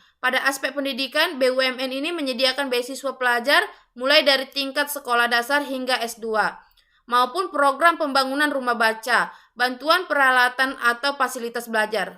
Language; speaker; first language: Indonesian; native; Indonesian